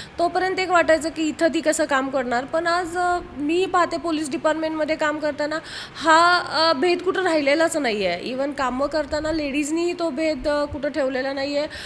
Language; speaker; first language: Marathi; native; Marathi